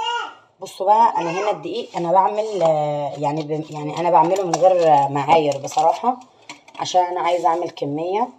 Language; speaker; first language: Arabic; native; Arabic